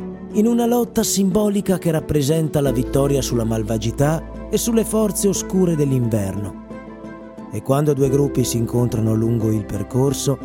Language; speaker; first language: Italian; native; Italian